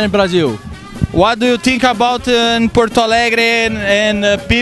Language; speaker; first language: English; non-native, learner; Portuguese